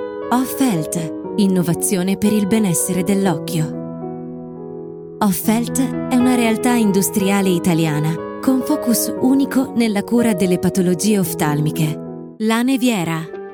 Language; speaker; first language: Italian; native; Italian